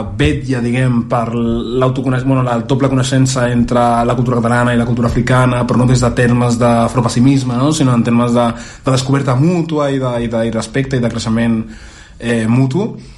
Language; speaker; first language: Catalan; early bilingual, other home language; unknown